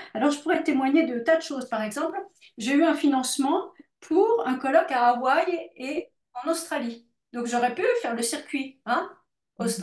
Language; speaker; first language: French; native; French